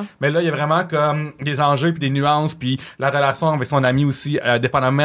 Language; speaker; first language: French; native; French